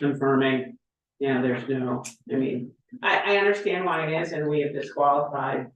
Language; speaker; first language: English; native; English